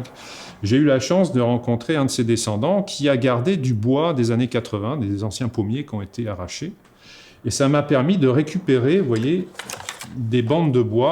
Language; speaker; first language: French; native; French